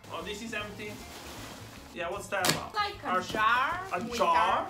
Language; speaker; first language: English; non-native, fluent; Italian